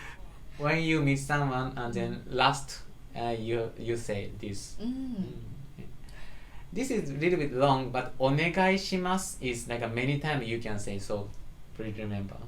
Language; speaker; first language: English; non-native, learner; Japanese